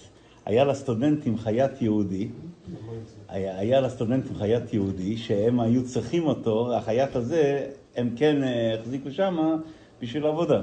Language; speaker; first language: Hebrew; non-native, fluent; Yiddish